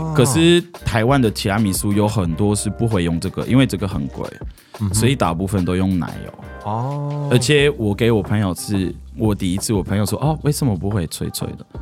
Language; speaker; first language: Chinese; non-native, fluent; French